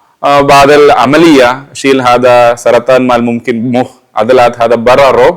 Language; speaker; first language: Arabic; non-native, learner; Malayalam